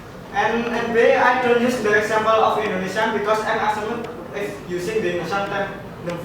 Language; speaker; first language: English; non-native, learner; Indonesian